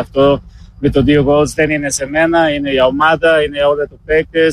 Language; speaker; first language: Greek; non-native, learner; Portuguese